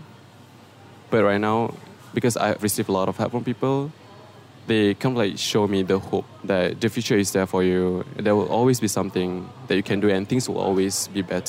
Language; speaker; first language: English; non-native, local second language; Malay